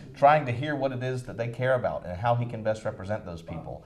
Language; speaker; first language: English; native; English